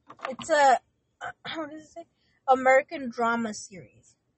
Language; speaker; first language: English; early bilingual, other home language; Spanish